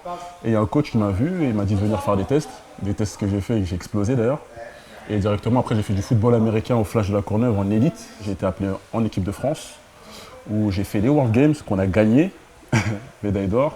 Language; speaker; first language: French; native; French